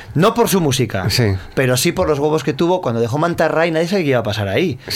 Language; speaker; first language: Spanish; native; Spanish